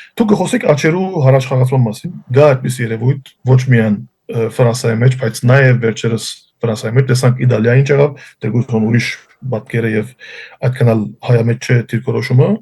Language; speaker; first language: Armenian; early bilingual, heritage; Armenian